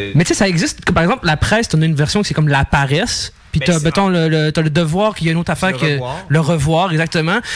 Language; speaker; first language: French; native; French